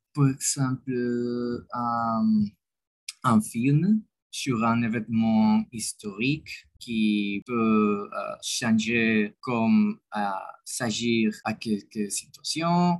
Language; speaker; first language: French; non-native, learner; Spanish